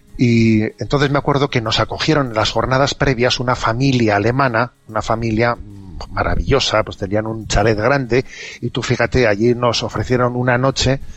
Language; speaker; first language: Spanish; native; Spanish